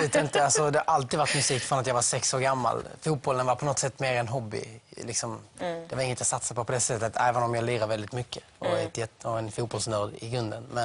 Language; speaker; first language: Swedish; native; Swedish